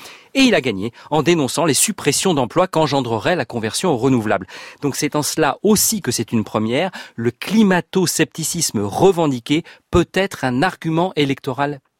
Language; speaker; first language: French; native; French